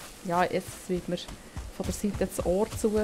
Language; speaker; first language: German; native; German